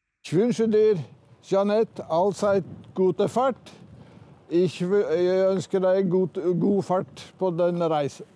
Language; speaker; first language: German; non-native, fluent; Norwegian